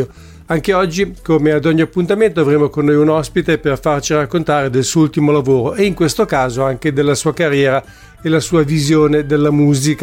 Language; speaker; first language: Italian; native; Italian